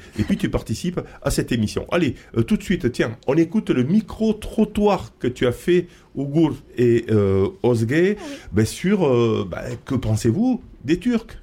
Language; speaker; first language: French; native; French